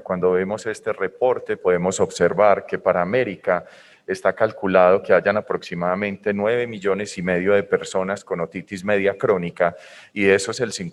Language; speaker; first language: Spanish; native; Spanish